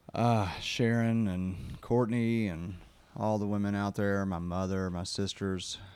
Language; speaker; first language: English; native; English